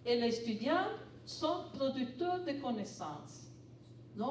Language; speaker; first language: French; non-native, fluent; Italian